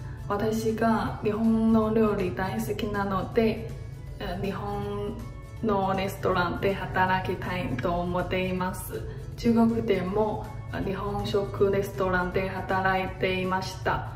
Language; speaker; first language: Japanese; non-native, learner; Chinese